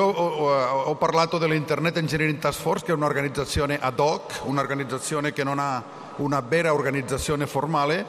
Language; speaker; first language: Italian; non-native, learner; Catalan